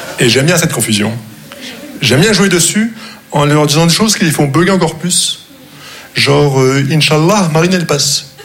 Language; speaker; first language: French; non-native, local second language; Arabic